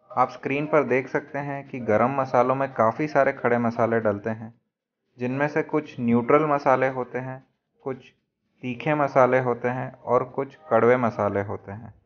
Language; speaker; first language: Hindi; native; Hindi